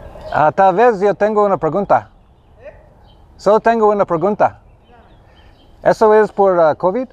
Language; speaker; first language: Spanish; non-native, learner; English